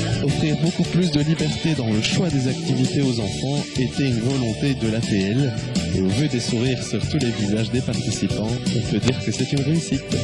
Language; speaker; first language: French; native; French